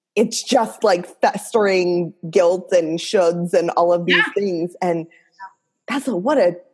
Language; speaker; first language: English; non-native, fluent; Portuguese